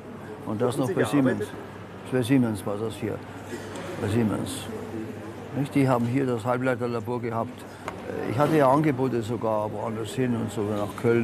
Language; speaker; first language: German; native; German